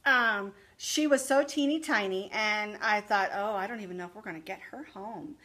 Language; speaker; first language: English; native; English